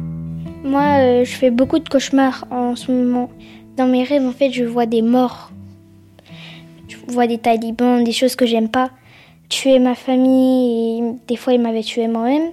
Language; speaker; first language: French; early bilingual, other home language; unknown